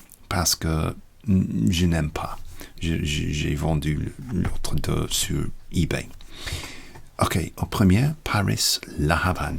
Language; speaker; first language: French; non-native, learner; English